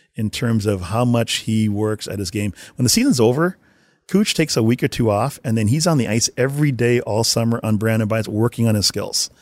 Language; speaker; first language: English; native; English